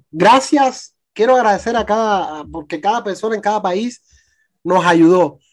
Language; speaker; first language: Spanish; native; Spanish